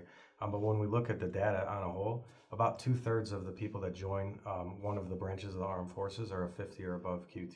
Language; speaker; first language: English; native; English